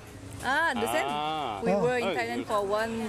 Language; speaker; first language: English; non-native, fluent; French